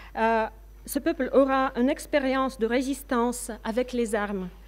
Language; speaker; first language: French; non-native, fluent; Russian